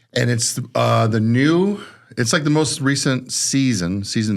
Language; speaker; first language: English; native; English